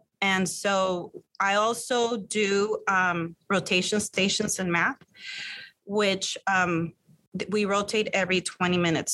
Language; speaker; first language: English; early bilingual, other home language; Spanish